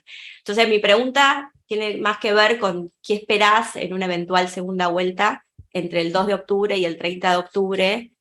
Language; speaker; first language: Spanish; native; Spanish